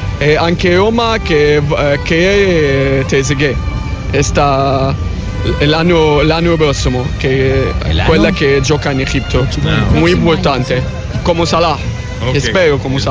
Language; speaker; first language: Spanish; non-native, learner; Arabic